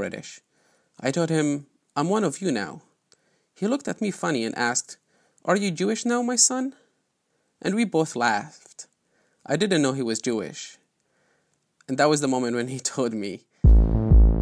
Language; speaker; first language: English; non-native, fluent; Arabic